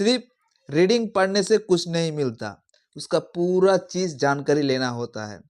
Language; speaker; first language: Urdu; non-native, local second language; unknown